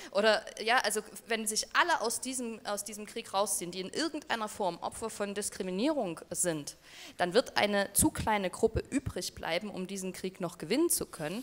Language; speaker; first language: German; native; German